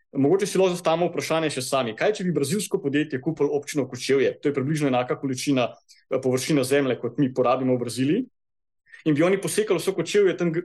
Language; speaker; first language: Slovenian; native; Slovenian